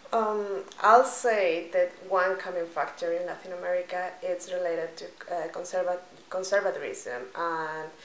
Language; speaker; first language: English; non-native, fluent; Spanish